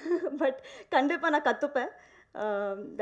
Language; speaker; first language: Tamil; non-native, learner; Telugu